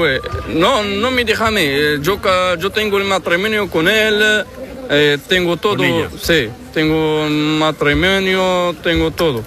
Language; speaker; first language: Spanish; non-native, learner; Arabic